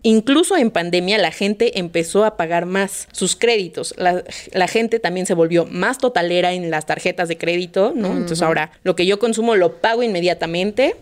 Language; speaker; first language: Spanish; native; Spanish